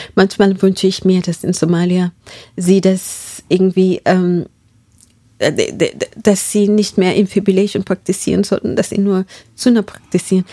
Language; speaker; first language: German; non-native, fluent; Masai